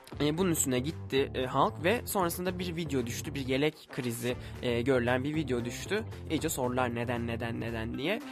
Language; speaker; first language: Turkish; native; Turkish